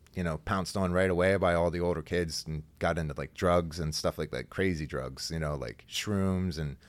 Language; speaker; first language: English; native; English